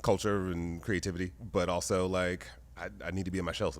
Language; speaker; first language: English; native; English